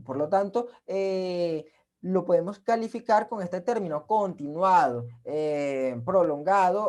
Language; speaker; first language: Spanish; native; Spanish